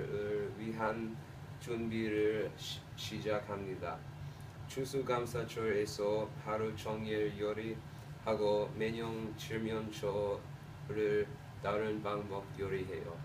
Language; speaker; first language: Korean; non-native, learner; English